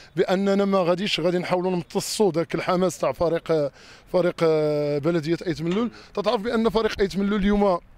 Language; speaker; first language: Arabic; native; Arabic